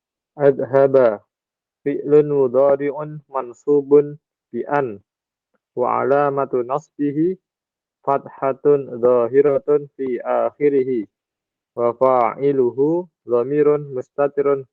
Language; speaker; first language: Arabic; non-native, learner; Indonesian